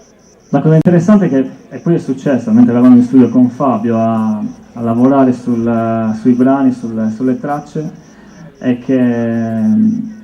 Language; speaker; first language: Italian; native; Italian